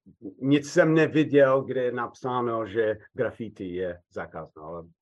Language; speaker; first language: Czech; non-native, fluent; English